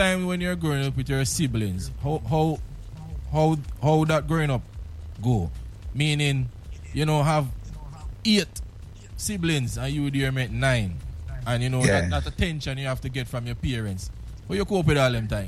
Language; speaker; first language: English; non-native, local second language; Jamaican Creole English